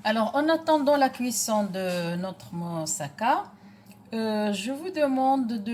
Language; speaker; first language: French; non-native, local second language; Arabic